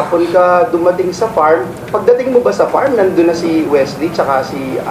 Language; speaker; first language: Filipino; native; Filipino